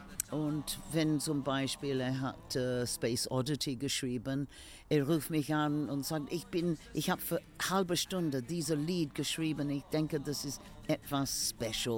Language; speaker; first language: German; non-native, fluent; English